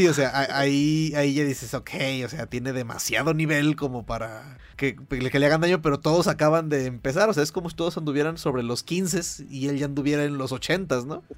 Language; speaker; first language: Spanish; native; Spanish